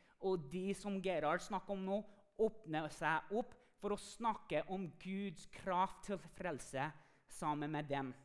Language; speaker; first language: Norwegian; non-native, fluent; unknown